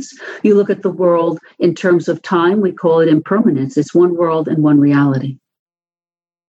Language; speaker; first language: English; native; English